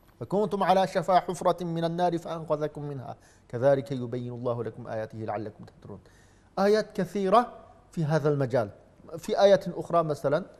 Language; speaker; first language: Arabic; non-native, fluent; Uyghur